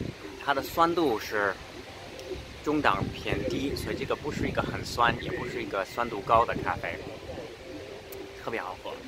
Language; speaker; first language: Chinese; non-native, fluent; English